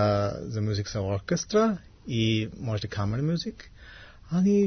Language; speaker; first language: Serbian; non-native, learner; English